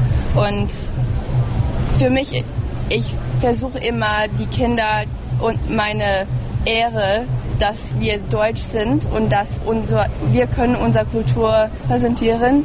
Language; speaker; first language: German; early bilingual, heritage; German